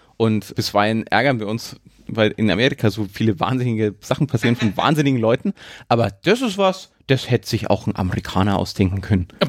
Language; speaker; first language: German; native; German